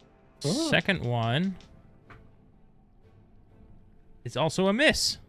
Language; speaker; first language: English; native; English